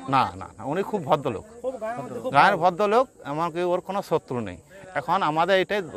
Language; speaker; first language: Bangla; native; Bangla